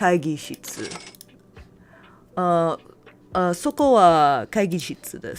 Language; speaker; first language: Japanese; non-native, learner; English